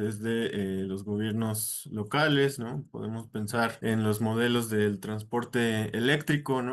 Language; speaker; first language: Spanish; native; Spanish